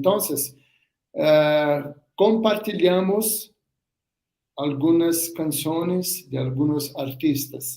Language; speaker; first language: Spanish; non-native, learner; Portuguese